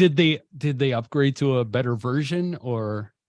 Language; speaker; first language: English; native; English